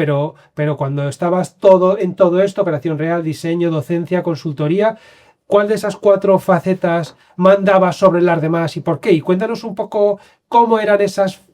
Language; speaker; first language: Spanish; native; Spanish